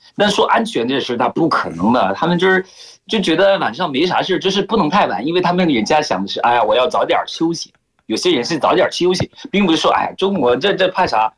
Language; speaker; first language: Chinese; non-native, fluent; French